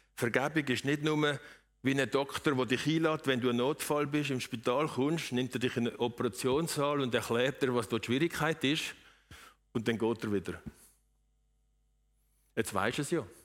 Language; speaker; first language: German; native; German